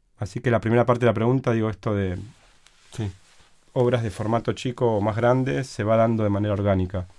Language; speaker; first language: Spanish; native; Spanish